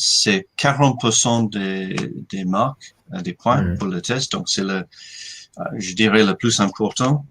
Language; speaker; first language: French; non-native, fluent; English